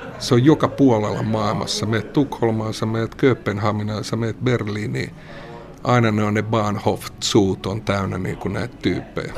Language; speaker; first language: Finnish; native; Finnish